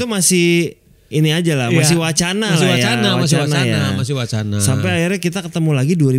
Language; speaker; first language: Indonesian; native; Indonesian